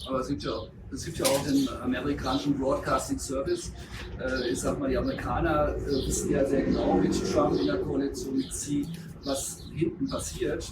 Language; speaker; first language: German; native; German